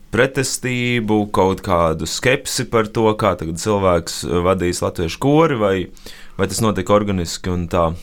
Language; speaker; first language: Latvian; native; Latvian